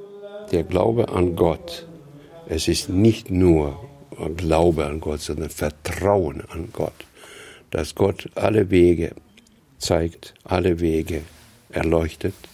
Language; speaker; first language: German; non-native, fluent; Bosnian